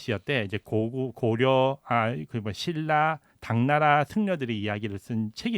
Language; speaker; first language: Korean; native; Korean